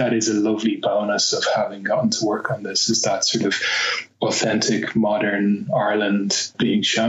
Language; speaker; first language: English; native; English